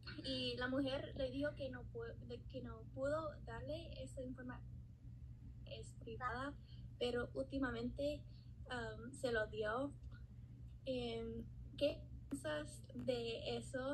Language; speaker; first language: Spanish; non-native, learner; English